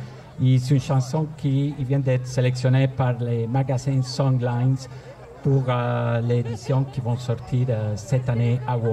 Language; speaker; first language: French; non-native, fluent; Spanish